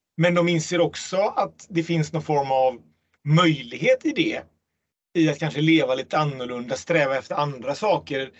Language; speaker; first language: Swedish; native; Swedish